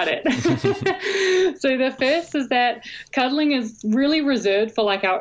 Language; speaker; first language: English; native; English